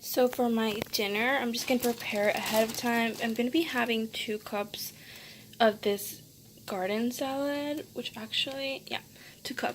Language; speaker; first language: English; native; English